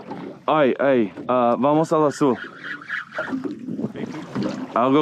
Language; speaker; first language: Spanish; non-native, learner; English